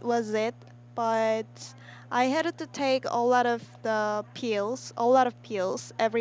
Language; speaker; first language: English; non-native, learner; Korean